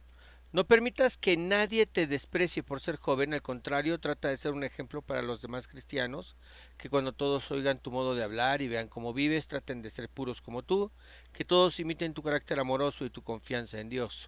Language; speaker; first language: Spanish; native; Spanish